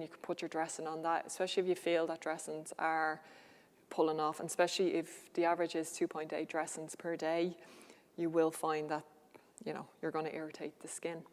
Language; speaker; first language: English; native; English